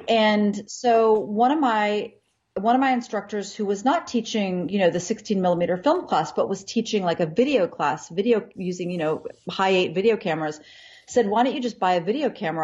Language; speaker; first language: English; native; English